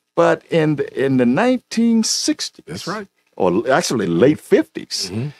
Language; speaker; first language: English; native; English